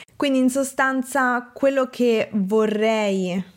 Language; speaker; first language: Italian; native; Italian